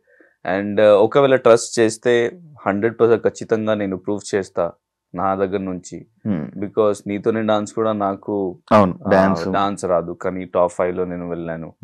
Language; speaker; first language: Telugu; non-native, local second language; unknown